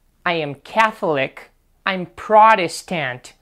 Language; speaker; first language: English; non-native, fluent; Portuguese